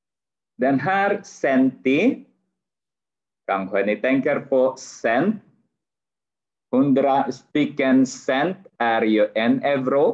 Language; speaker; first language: Swedish; non-native, fluent; Arabic